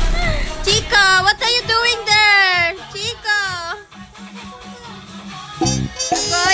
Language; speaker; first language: English; non-native, local second language; Filipino